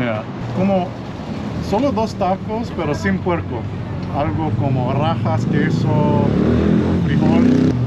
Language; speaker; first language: Spanish; non-native, learner; English